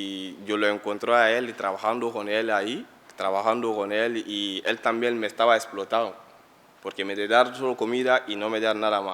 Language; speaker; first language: Spanish; non-native, learner; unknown